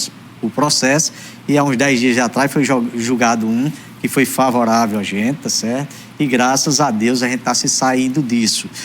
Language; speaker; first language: Portuguese; native; Portuguese